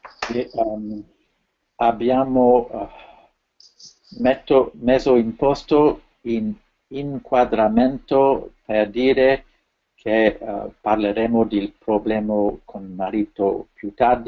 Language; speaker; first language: Italian; non-native, fluent; French